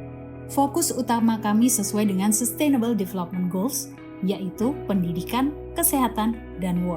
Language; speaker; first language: Indonesian; native; Indonesian